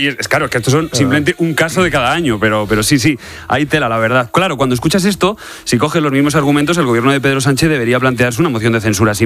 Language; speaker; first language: Spanish; native; Spanish